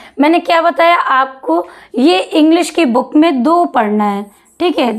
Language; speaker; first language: Hindi; native; Hindi